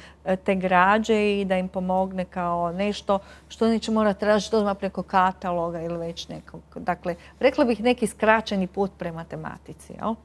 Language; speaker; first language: Croatian; native; Croatian